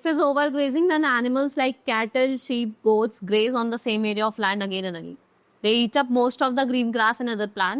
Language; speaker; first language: English; non-native, local second language; Hindi